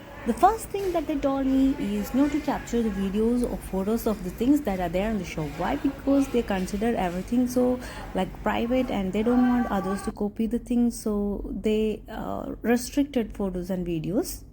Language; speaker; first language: English; non-native, local second language; Malayalam